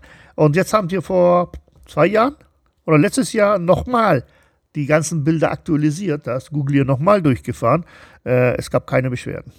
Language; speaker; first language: German; native; German